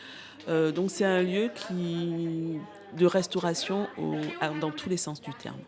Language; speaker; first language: French; native; French